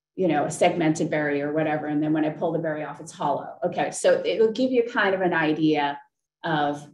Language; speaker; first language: English; native; English